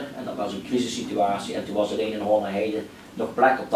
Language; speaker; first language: Dutch; native; Dutch